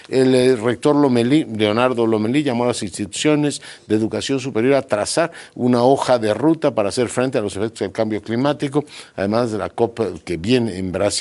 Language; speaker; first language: Spanish; native; Spanish